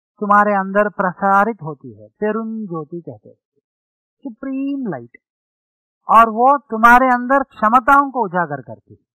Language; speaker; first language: Hindi; non-native, local second language; Telugu